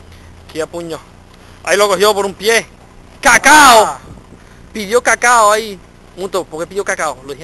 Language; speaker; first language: Spanish; native; Spanish